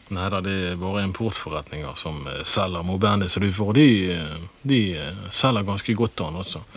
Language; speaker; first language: Norwegian; native; Norwegian